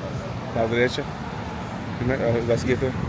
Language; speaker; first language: Spanish; non-native, learner; English